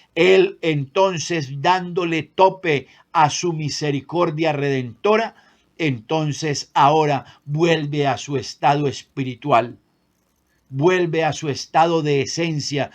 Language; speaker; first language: Spanish; native; Spanish